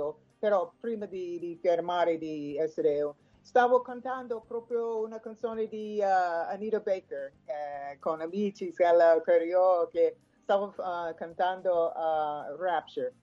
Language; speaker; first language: Italian; non-native, fluent; English